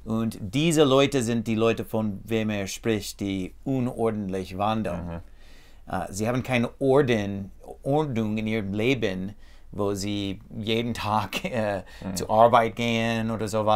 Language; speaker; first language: German; non-native, fluent; English